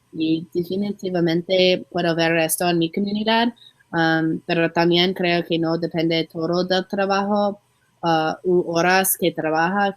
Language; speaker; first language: Spanish; non-native, learner; English